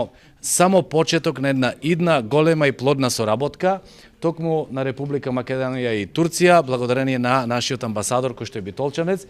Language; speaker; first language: Macedonian; native; Macedonian